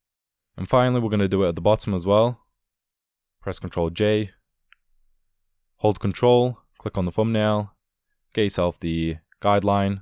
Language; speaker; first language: English; native; English